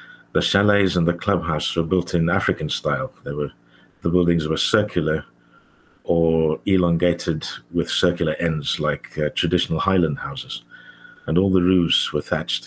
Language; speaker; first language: English; native; English